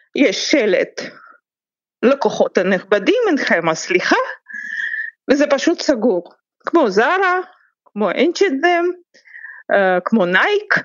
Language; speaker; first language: Hebrew; non-native, fluent; Russian